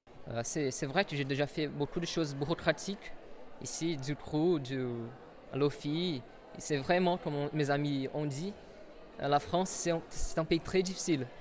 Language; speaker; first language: French; non-native, fluent; Portuguese